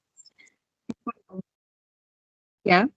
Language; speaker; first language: English; non-native, learner; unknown